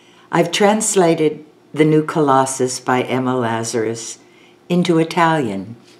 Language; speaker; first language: English; early bilingual, other home language; Italian